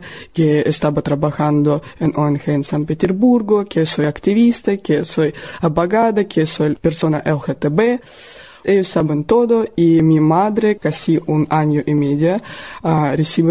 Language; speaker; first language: Spanish; non-native, learner; Russian